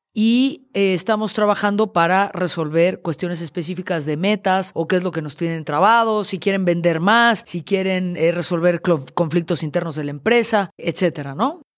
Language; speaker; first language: Spanish; native; Spanish